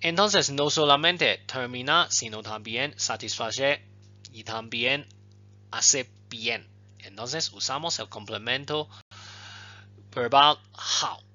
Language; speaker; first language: Spanish; non-native, fluent; Chinese